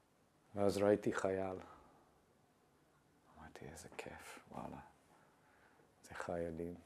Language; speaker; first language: Hebrew; non-native, fluent; English